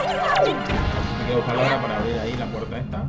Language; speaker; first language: Spanish; native; Spanish